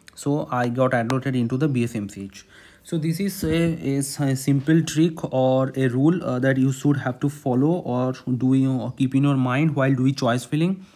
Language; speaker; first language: English; non-native, local second language; Bangla